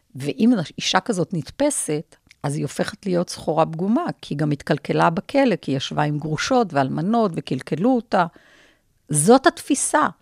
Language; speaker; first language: Hebrew; native; Hebrew